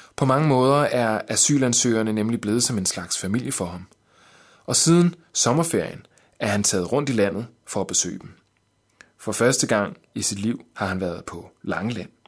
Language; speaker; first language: Danish; native; Danish